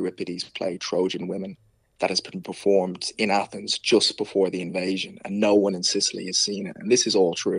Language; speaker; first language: English; native; English